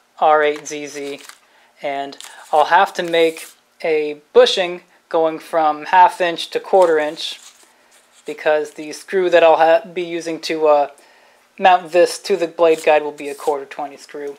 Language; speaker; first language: English; native; English